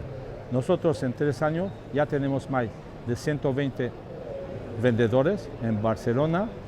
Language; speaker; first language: Spanish; non-native, learner; French